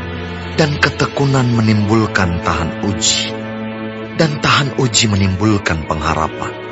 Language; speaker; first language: Indonesian; native; Indonesian